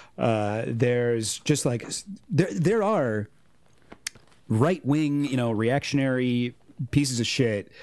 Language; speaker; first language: English; native; English